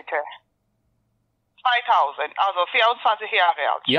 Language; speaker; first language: German; non-native, learner; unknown